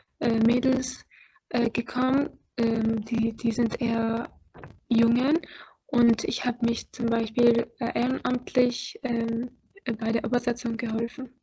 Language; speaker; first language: German; non-native, fluent; Arabic